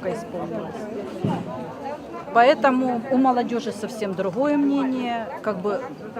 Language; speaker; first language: Russian; native; Russian